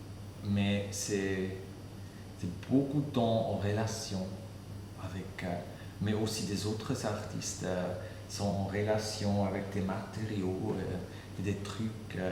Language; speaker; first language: French; non-native, fluent; German